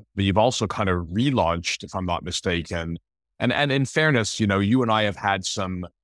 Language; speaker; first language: English; native; English